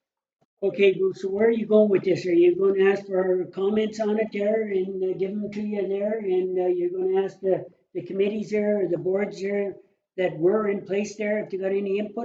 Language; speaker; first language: English; native; English